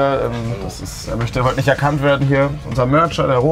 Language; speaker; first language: German; native; German